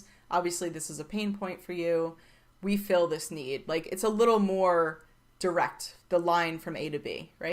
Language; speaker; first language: English; native; English